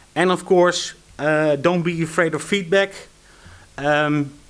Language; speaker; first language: English; non-native, fluent; Dutch